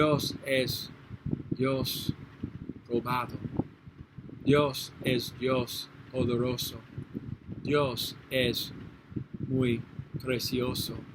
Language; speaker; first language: Spanish; non-native, learner; English